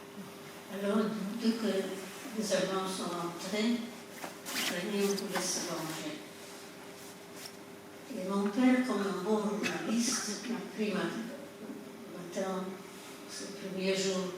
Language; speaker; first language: French; non-native, fluent; Polish